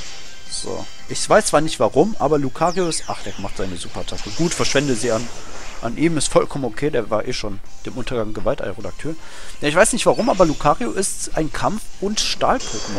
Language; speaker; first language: German; native; German